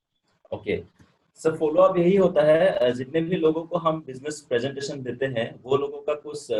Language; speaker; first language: Hindi; non-native, local second language; Assamese